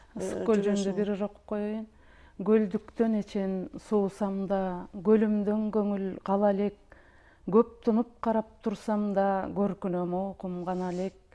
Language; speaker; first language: Kyrgyz; native; Kyrgyz